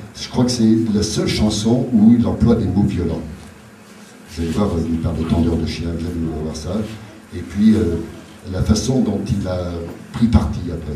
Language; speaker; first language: French; native; French